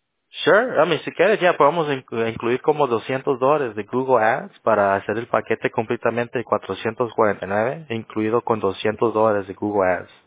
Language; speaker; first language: Spanish; native; Spanish